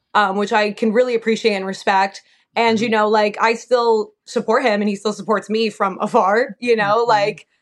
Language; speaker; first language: English; native; English